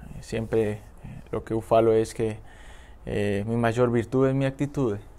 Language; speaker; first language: Spanish; native; Spanish